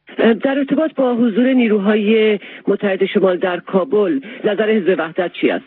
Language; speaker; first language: Persian; native; Persian